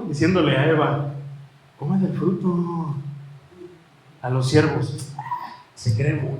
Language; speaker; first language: Spanish; native; Spanish